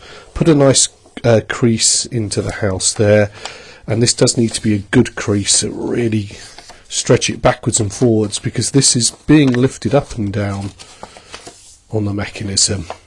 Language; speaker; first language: English; native; English